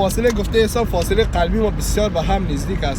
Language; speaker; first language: Persian; native; Persian